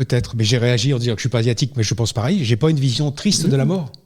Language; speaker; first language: French; native; French